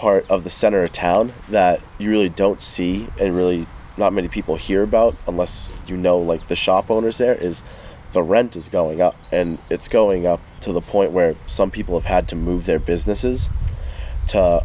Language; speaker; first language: English; native; English